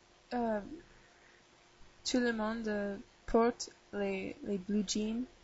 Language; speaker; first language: French; non-native, learner; English